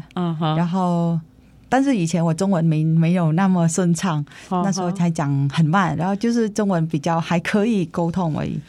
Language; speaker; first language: Chinese; non-native, fluent; Vietnamese